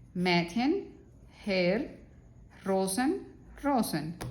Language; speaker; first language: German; non-native, fluent; Spanish